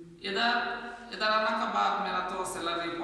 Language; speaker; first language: Hindi; non-native, learner; Bangla